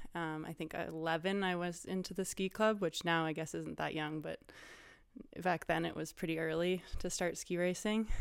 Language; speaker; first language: English; native; English